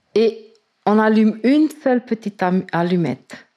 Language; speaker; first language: French; native; French